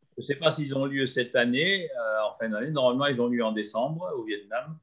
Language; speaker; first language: French; native; French